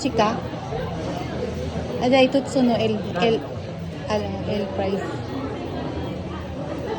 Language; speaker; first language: Japanese; non-native, learner; Filipino